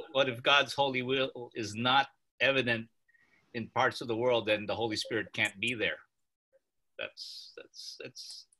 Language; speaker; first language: English; non-native, fluent; Korean